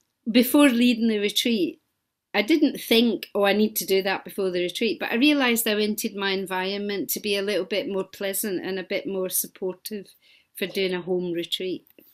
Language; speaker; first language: English; native; English